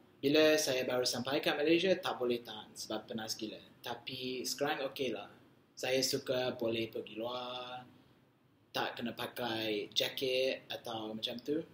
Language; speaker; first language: Malay; non-native, learner; English